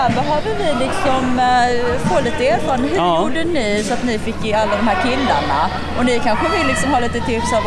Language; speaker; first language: Swedish; native; Swedish